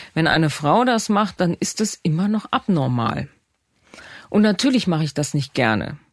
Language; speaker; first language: German; native; German